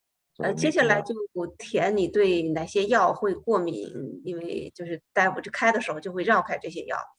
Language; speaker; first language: Chinese; native; Chinese